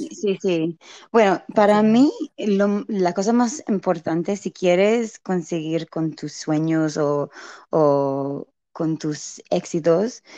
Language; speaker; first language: Spanish; non-native, learner; English